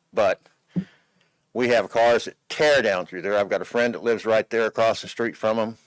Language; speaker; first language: English; native; English